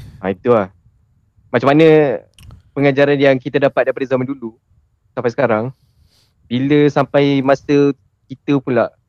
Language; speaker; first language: Malay; native; Malay